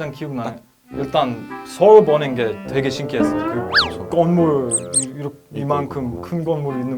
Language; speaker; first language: Korean; non-native, learner; Croatian